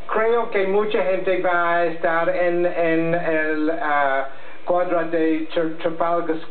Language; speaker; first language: Spanish; non-native, learner; English